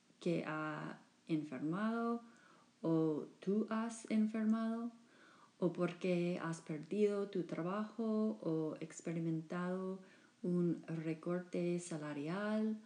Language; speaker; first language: Spanish; non-native, fluent; English